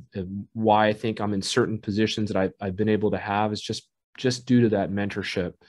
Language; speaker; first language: English; native; English